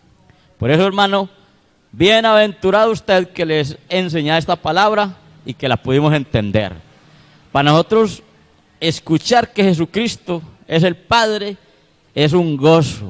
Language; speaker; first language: Spanish; native; Spanish